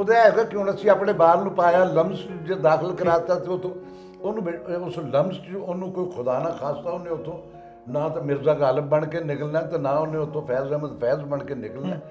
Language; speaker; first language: Punjabi; native; Punjabi